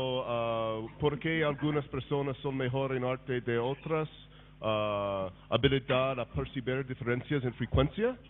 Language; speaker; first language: Spanish; non-native, learner; English